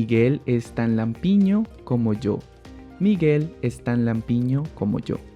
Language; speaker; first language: Spanish; native; Spanish